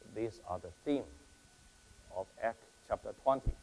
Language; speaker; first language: English; non-native, fluent; Chinese